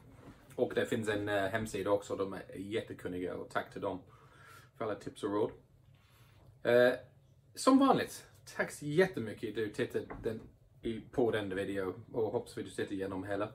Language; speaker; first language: Swedish; non-native, fluent; English